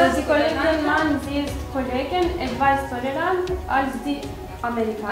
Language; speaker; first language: German; non-native, learner; Macedonian